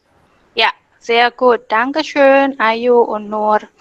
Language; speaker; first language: German; non-native, fluent; Indonesian